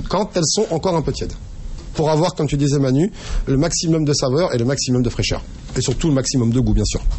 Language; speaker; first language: French; native; French